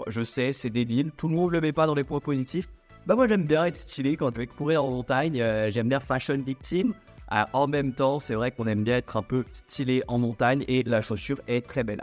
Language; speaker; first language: French; native; French